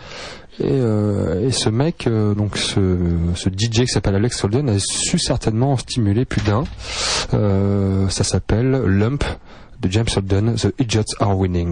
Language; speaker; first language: French; native; French